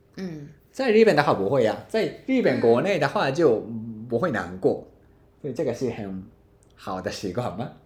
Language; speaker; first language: Chinese; non-native, fluent; Japanese